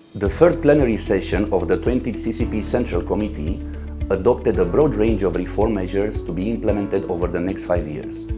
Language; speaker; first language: English; non-native, fluent; Romanian